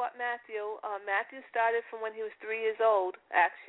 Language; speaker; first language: English; early bilingual, other home language; Italian